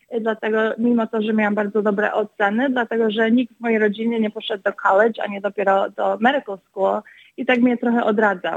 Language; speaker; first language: Polish; early bilingual, other home language; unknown